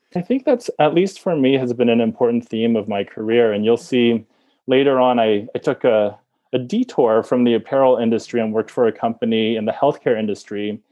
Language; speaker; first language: English; native; English